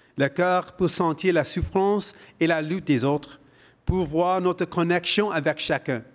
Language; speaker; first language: French; non-native, local second language; English